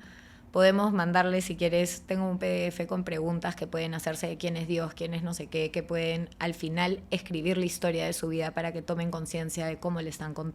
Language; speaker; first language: Spanish; native; Spanish